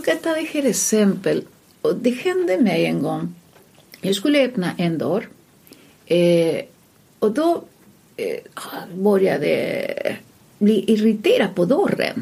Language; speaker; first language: Swedish; non-native, fluent; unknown